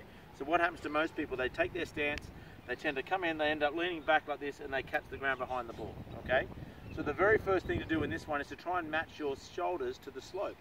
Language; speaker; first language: English; native; English